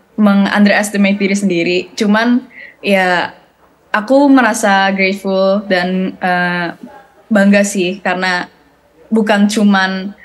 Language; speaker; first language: Indonesian; native; Indonesian